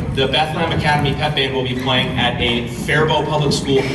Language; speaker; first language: English; native; English